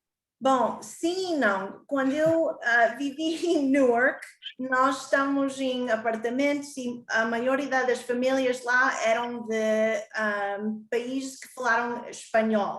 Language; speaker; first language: Portuguese; early bilingual, heritage; Portuguese